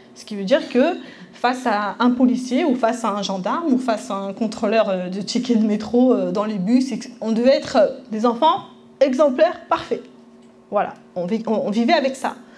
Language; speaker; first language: French; early bilingual, other home language; Spanish